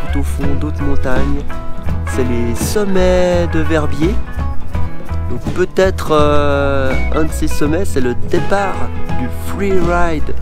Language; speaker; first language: French; native; French